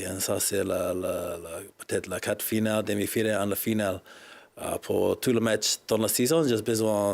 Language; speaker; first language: French; non-native, learner; English